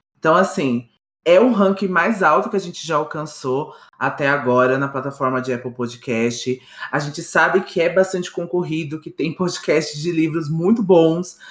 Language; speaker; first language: Portuguese; native; Portuguese